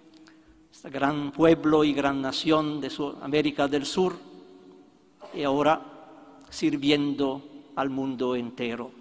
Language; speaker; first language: Spanish; non-native, fluent; Italian